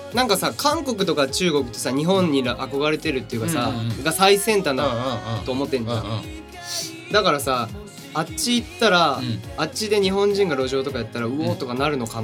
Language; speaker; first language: Japanese; native; Japanese